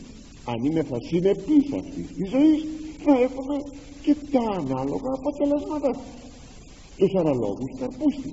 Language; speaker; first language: Greek; native; Greek